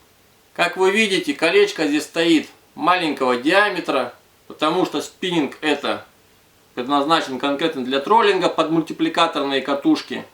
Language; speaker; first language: Russian; native; Russian